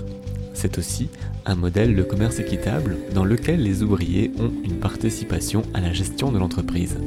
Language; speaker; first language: French; native; French